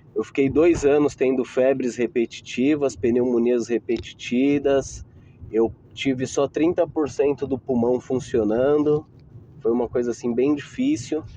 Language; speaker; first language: Portuguese; native; Portuguese